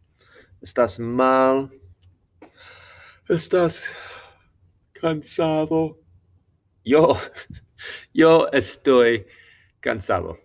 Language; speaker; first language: Spanish; non-native, fluent; English